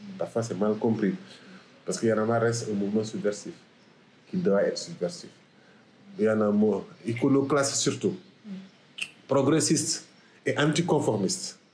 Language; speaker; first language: French; non-native, local second language; Wolof